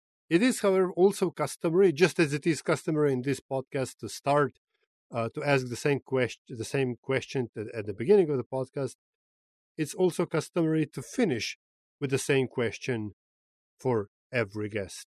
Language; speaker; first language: English; non-native, fluent; Slovenian